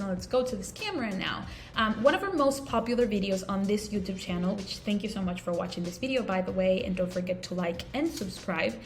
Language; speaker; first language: English; non-native, local second language; Spanish